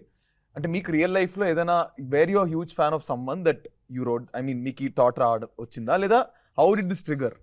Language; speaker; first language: Telugu; native; Telugu